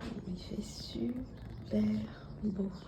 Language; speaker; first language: French; native; French